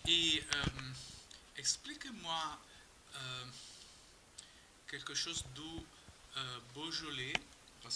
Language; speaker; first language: French; non-native, learner; Italian